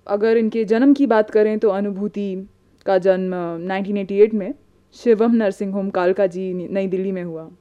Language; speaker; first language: Hindi; native; Hindi